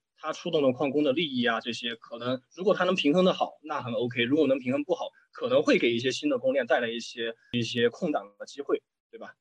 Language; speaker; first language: Chinese; native; Chinese